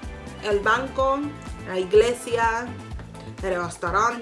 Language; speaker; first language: Spanish; non-native, learner; English